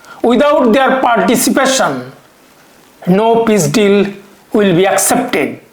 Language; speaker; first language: English; non-native, local second language; Bangla